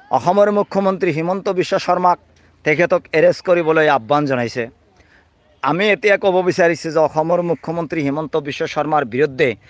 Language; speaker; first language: Assamese; non-native, local second language; Bangla